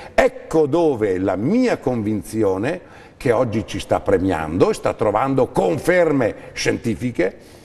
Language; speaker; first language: Italian; native; Italian